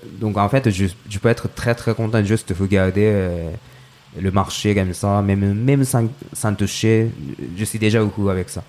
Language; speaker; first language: French; non-native, fluent; Japanese